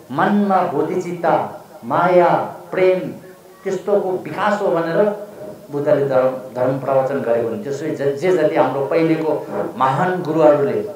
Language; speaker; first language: Nepali; non-native, local second language; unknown